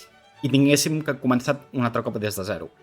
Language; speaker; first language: Catalan; native; Catalan